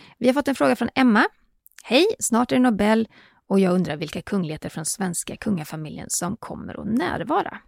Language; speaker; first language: Swedish; native; Swedish